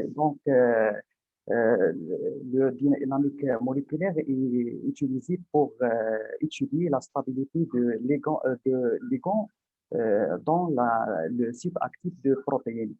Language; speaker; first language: French; non-native, local second language; Arabic